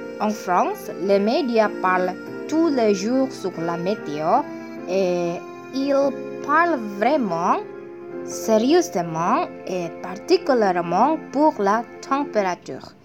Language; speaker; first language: French; non-native, learner; Indonesian